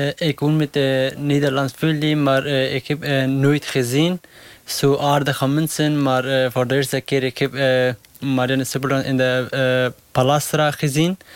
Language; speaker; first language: Dutch; non-native, learner; Persian